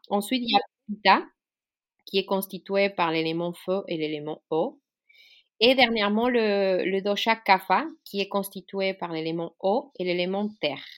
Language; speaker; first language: French; non-native, fluent; Spanish